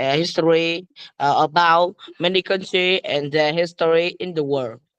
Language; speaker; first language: English; non-native, learner; Vietnamese